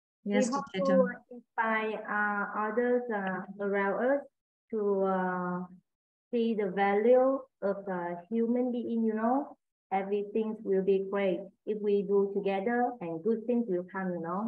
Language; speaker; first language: English; non-native, learner; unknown